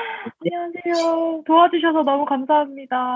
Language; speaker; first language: Korean; native; Korean